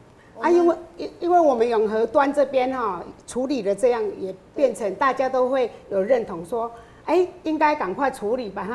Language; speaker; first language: Chinese; non-native, local second language; Min Nan Chinese